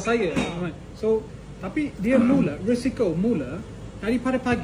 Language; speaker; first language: Malay; native; Malay